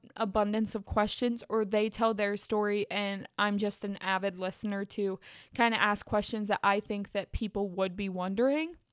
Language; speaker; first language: English; native; English